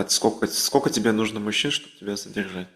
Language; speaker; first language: Russian; native; Russian